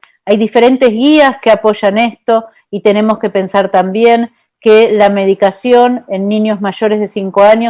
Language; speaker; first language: Spanish; native; Spanish